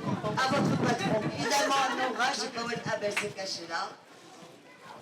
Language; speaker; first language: French; native; French